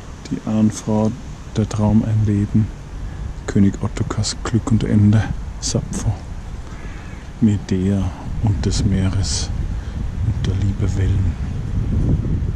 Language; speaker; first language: German; native; German